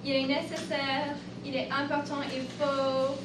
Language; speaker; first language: French; non-native, fluent; English